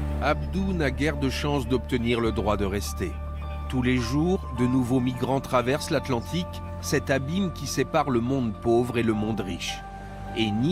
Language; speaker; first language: French; native; French